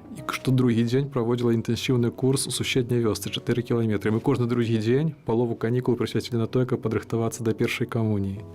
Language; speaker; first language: Belarusian; native; Belarusian